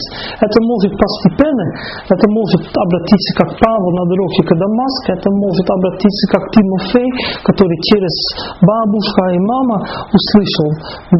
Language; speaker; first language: Russian; non-native, fluent; Dutch